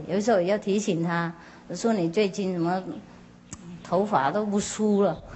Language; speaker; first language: Chinese; non-native, fluent; Vietnamese